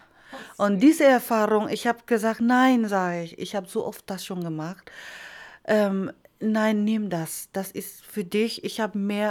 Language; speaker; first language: German; non-native, fluent; Iloko